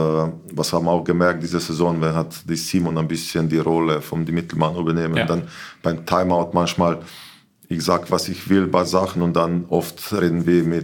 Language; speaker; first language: German; non-native, learner; Slovenian